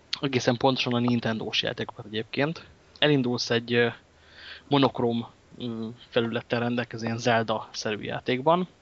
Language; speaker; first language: Hungarian; native; Hungarian